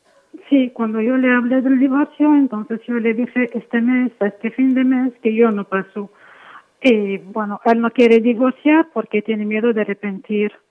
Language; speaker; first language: Spanish; non-native, fluent; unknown